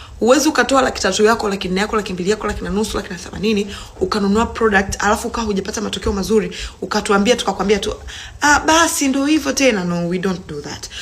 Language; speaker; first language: Swahili; native; Swahili